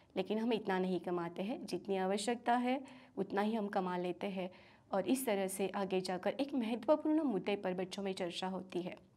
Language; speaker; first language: Hindi; non-native, local second language; Marathi